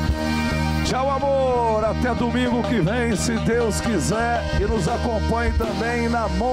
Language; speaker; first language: Portuguese; native; Portuguese